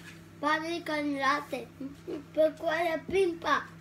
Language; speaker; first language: Italian; early bilingual, other home language; Filipino